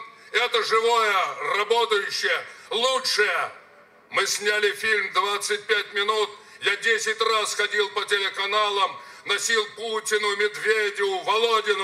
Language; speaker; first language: Russian; native; Russian